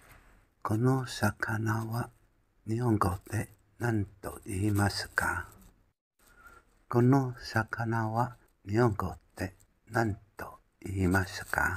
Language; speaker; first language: Japanese; non-native, learner; Chinese